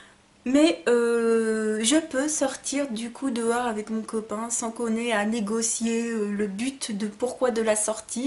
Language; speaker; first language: French; native; French